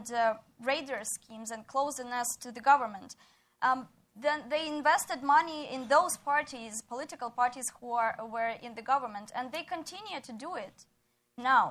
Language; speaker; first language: English; non-native, fluent; Ukrainian